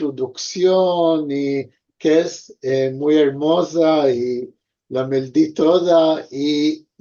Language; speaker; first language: Spanish; early bilingual, heritage; Ladino